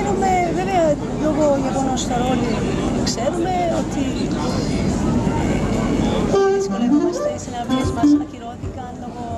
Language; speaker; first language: Greek; non-native, learner; Turkish